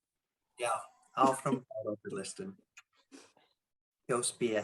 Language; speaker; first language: Icelandic; non-native, learner; English